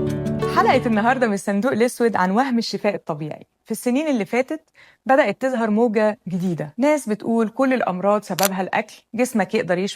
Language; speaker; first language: Arabic; native; Arabic